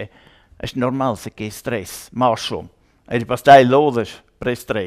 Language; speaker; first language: Albanian; non-native, learner; German